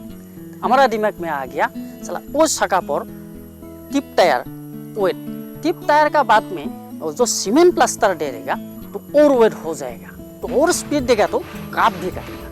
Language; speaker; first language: Hindi; non-native, local second language; Assamese